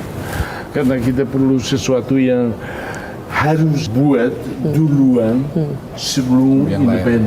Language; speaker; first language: Indonesian; non-native, fluent; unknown